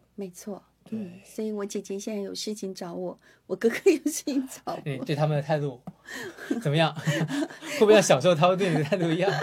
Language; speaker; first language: Chinese; non-native, local second language; Hakka Chinese